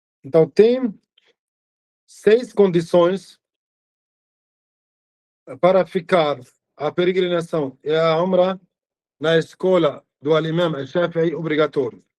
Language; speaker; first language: Portuguese; non-native, fluent; Arabic